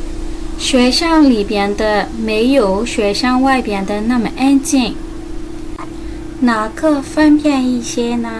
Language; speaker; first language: Chinese; non-native, fluent; Burmese